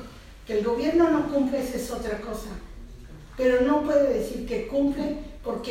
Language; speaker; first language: Spanish; native; Spanish